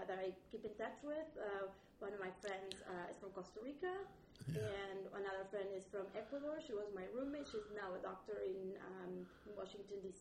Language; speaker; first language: English; non-native, fluent; Spanish